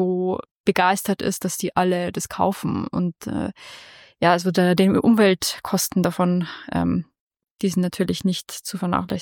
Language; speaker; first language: German; native; German